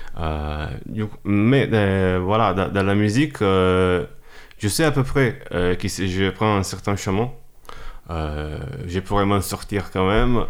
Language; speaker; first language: French; non-native, fluent; Italian